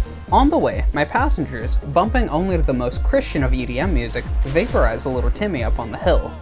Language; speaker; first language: English; native; English